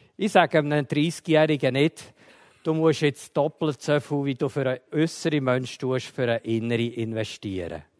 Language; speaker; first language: German; native; German